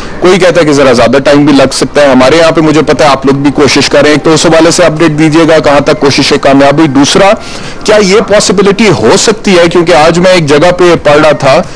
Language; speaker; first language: Urdu; native; Urdu